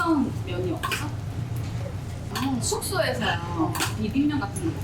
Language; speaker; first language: Korean; non-native, fluent; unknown